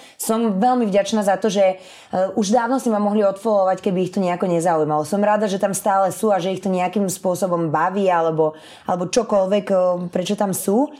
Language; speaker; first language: Slovak; early bilingual, other home language; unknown